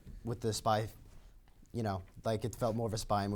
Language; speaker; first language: English; native; English